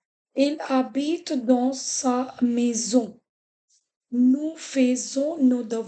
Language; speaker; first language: French; non-native, fluent; Hindi